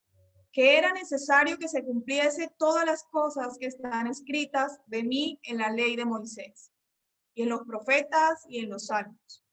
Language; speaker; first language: Spanish; native; Spanish